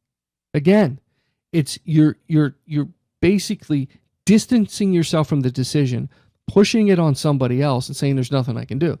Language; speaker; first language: English; native; English